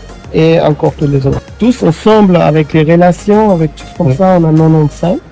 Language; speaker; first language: French; non-native, learner; German